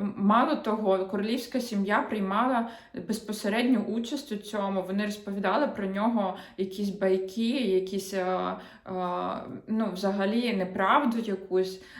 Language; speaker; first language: Ukrainian; non-native, local second language; Russian